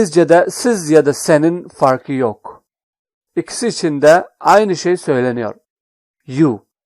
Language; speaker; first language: Turkish; non-native, fluent; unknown